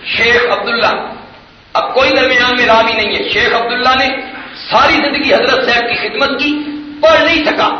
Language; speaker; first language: Urdu; non-native, local second language; Punjabi